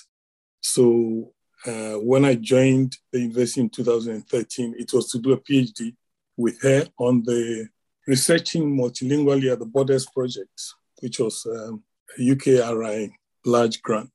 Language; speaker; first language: English; non-native, local second language; Ewe